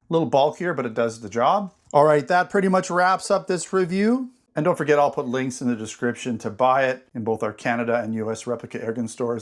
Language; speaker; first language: English; native; English